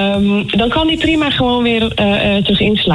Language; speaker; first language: Dutch; native; Dutch